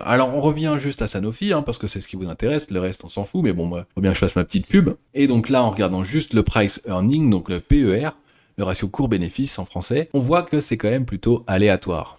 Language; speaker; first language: French; native; French